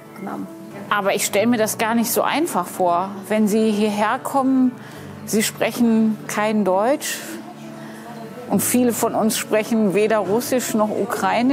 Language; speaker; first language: German; native; German